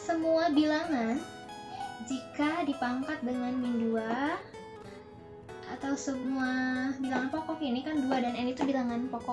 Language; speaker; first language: Indonesian; native; Indonesian